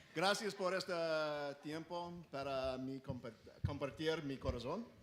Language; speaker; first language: Spanish; non-native, learner; English